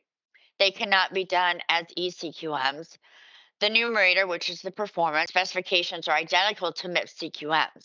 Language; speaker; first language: English; native; English